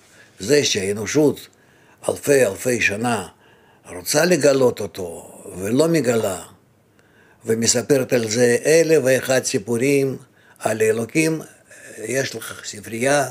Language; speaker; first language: Hebrew; non-native, fluent; Russian